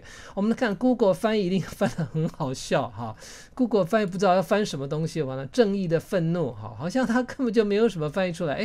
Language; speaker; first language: Chinese; native; Chinese